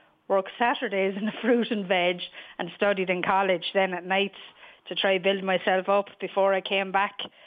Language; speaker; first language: English; native; English